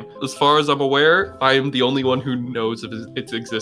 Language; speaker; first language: English; native; English